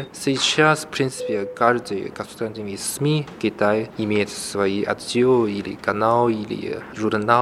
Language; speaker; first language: Russian; non-native, fluent; Chinese